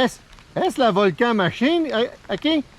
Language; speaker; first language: Spanish; non-native, learner; French